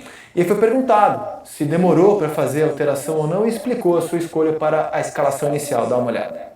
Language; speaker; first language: Portuguese; native; Portuguese